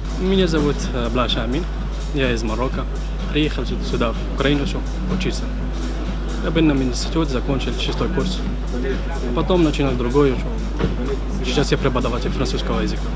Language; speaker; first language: Russian; non-native, learner; Arabic